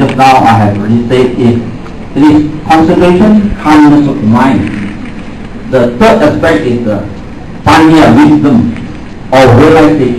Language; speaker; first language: English; non-native, local second language; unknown